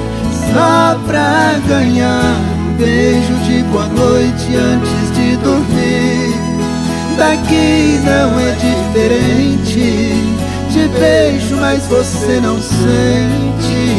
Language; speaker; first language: Portuguese; native; Portuguese